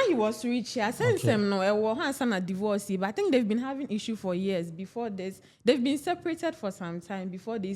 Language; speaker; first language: English; non-native, local second language; Akan